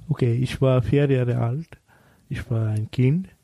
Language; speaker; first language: German; non-native, learner; Bangla